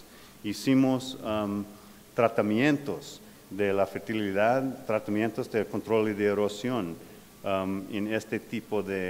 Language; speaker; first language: Spanish; non-native, fluent; English